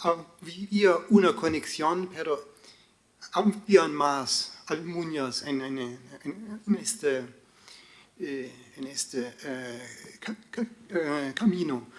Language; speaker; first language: Spanish; non-native, fluent; German